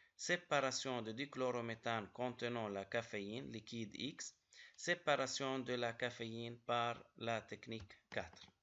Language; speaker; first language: French; non-native, local second language; Arabic